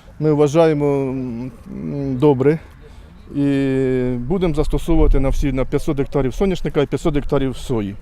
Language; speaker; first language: Ukrainian; native; Ukrainian